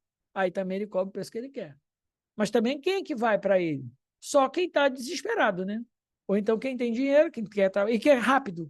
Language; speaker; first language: Portuguese; native; Portuguese